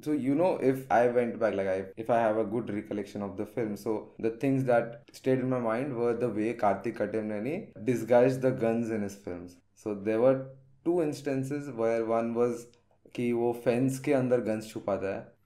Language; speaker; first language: English; non-native, local second language; Telugu